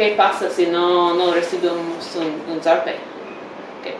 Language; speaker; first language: Spanish; non-native, learner; English